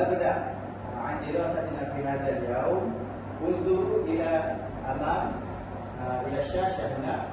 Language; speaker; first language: Arabic; non-native, learner; Malay